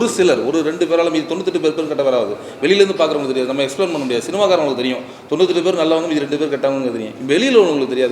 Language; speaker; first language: Tamil; native; Tamil